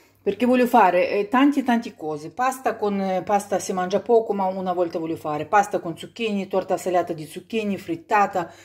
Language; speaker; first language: Italian; non-native, local second language; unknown